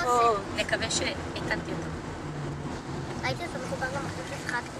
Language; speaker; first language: Hebrew; early bilingual, other home language; English